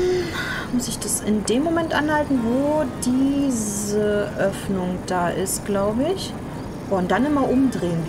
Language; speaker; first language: German; native; German